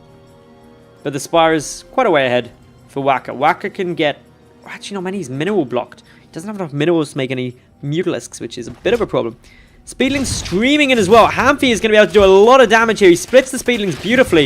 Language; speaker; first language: English; native; English